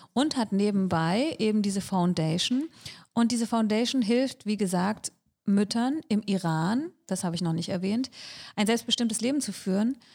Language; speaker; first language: German; native; German